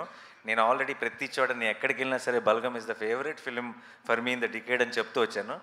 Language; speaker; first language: Telugu; native; Telugu